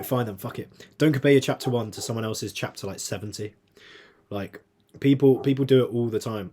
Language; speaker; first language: English; native; English